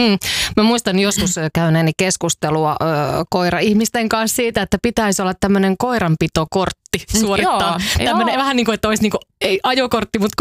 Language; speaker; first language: Finnish; native; Finnish